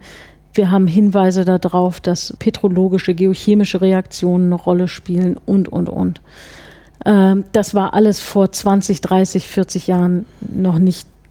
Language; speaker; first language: German; native; German